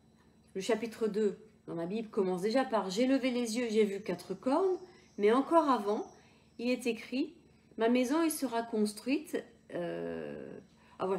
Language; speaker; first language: French; native; French